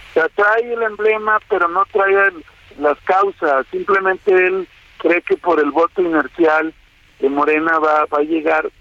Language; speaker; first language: Spanish; native; Spanish